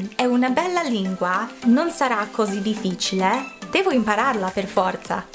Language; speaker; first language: Italian; non-native, fluent; English